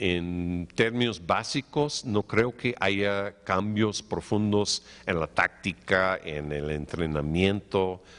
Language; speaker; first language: Spanish; non-native, fluent; English